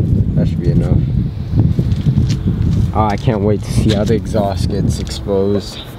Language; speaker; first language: English; native; English